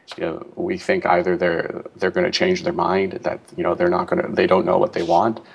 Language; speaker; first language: English; native; English